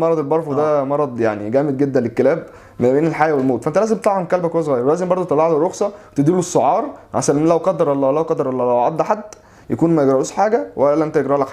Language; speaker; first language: Arabic; native; Arabic